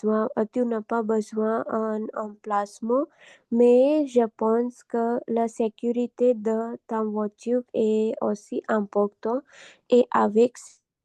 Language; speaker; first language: French; non-native, learner; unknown